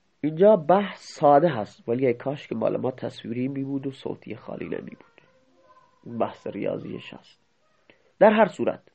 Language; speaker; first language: Persian; non-native, local second language; Baluchi